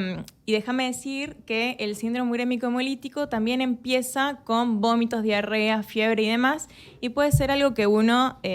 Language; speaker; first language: Spanish; native; Spanish